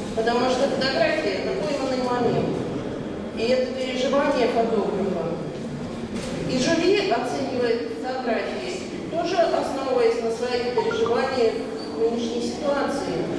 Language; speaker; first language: Russian; native; Russian